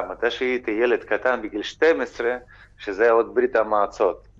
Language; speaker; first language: Hebrew; early bilingual, other home language; Ukrainian